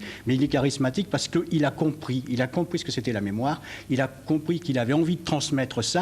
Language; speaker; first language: French; native; French